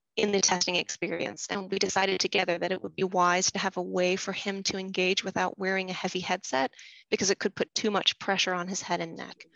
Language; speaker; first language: English; native; English